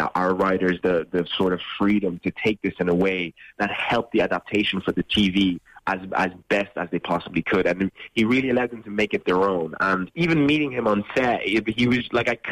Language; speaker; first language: English; native; English